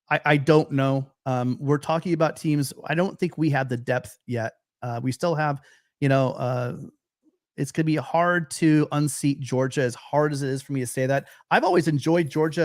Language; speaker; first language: English; native; English